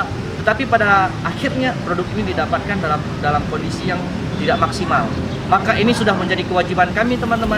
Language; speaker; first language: Indonesian; native; Indonesian